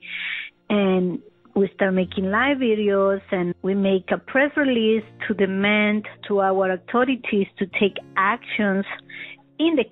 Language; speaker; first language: English; non-native, learner; Spanish